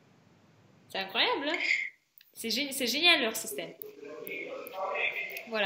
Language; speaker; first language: French; non-native, fluent; Russian